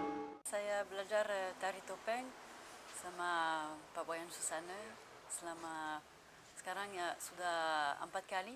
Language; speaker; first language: Indonesian; non-native, fluent; French